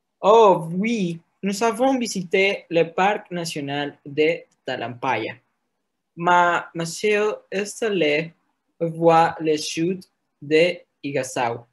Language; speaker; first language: French; non-native, learner; Spanish